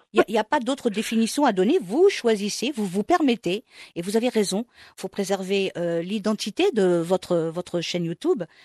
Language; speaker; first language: French; non-native, local second language; Arabic